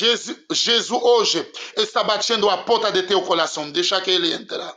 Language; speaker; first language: Portuguese; non-native, learner; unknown